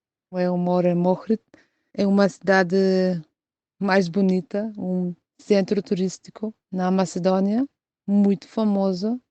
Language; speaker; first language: Portuguese; non-native, fluent; Macedonian